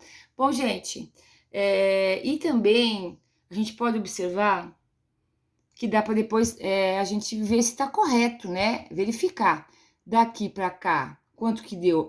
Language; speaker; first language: Portuguese; native; Portuguese